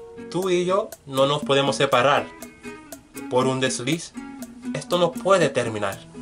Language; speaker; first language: Spanish; non-native, fluent; English